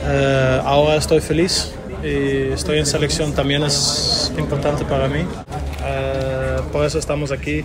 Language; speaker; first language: Spanish; non-native, learner; Dutch